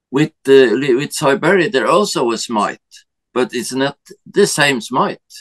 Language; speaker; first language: English; non-native, learner; Norwegian